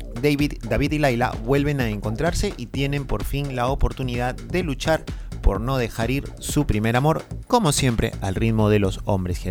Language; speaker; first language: Spanish; native; Spanish